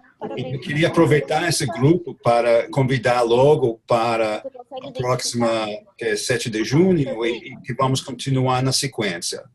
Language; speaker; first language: Portuguese; non-native, fluent; English